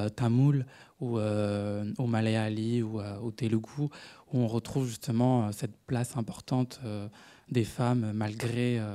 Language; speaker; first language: French; non-native, fluent; Tamil